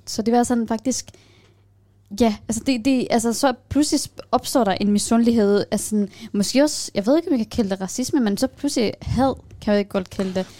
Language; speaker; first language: Danish; non-native, fluent; Kurdish